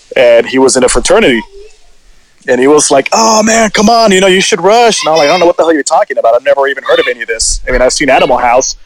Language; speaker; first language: English; early bilingual, other home language; Spanish